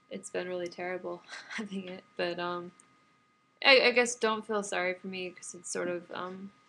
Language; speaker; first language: English; native; English